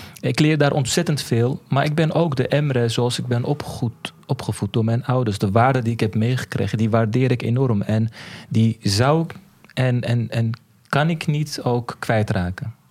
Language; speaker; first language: Dutch; early bilingual, other home language; Turkish